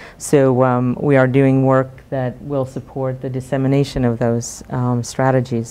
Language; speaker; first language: English; native; English